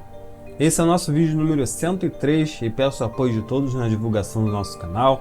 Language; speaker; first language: Portuguese; native; Portuguese